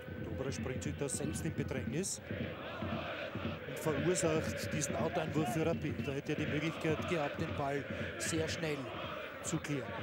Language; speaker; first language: German; native; German